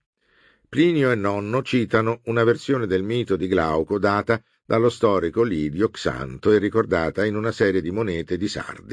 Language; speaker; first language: Italian; native; Italian